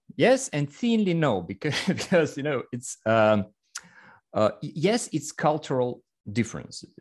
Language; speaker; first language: English; non-native, learner; Russian